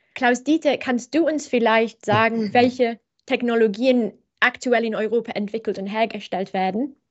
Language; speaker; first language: German; non-native, fluent; English